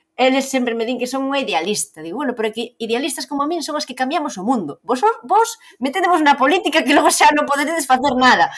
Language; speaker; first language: Galician; native; Galician